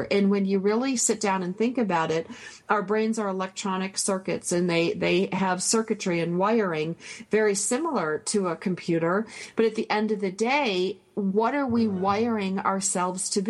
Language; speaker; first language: English; native; English